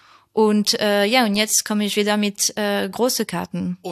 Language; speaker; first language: German; non-native, fluent; French